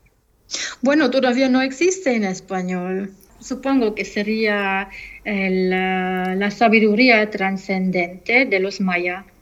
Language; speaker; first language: Spanish; non-native, fluent; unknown